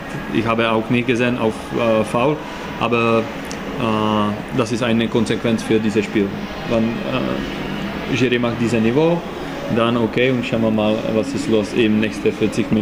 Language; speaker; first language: German; non-native, learner; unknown